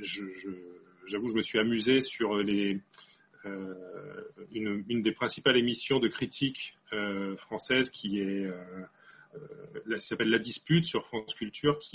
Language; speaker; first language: French; native; French